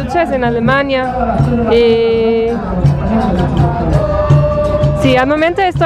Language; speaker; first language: Spanish; non-native, learner; German